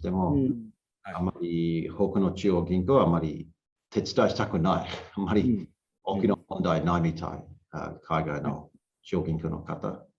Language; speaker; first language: Japanese; non-native, learner; English